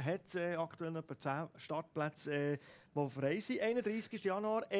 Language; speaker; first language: German; native; German